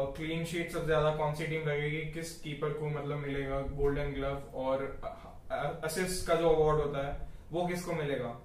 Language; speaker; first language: Hindi; native; Hindi